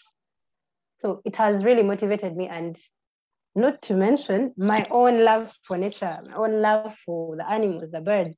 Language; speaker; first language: English; non-native, local second language; Ganda